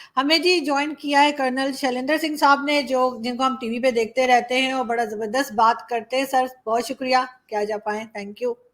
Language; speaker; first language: Urdu; native; Urdu